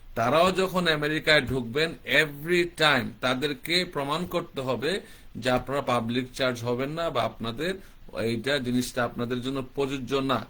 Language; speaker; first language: Bangla; early bilingual, heritage; Bangla